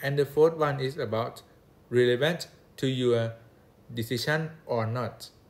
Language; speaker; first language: English; non-native, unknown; Thai